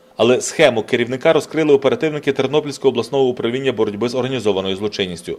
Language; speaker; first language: Ukrainian; native; Ukrainian